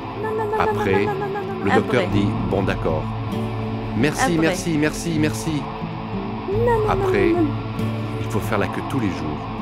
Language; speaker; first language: French; non-native, learner; Arabic